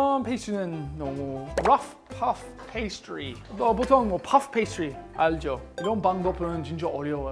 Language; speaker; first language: Korean; non-native, learner; English